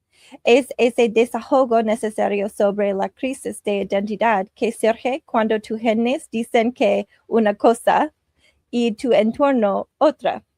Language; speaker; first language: Spanish; non-native, learner; English